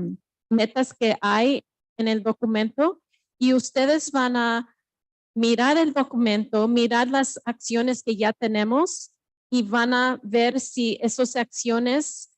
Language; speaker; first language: Spanish; early bilingual, heritage; Spanish